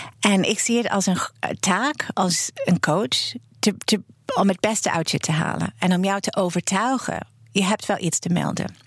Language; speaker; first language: Dutch; non-native, fluent; English